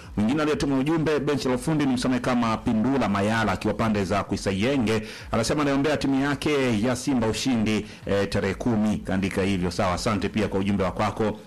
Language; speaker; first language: Swahili; native; Swahili